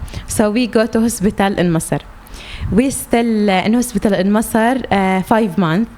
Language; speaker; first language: English; non-native, learner; Arabic